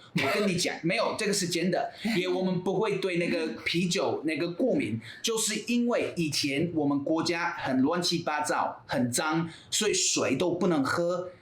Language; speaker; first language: Chinese; non-native, fluent; English